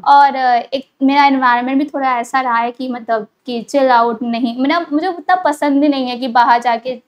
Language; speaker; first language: Hindi; native; Hindi